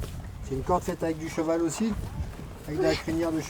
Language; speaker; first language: French; native; French